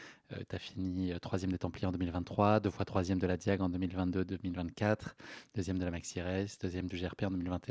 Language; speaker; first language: French; native; French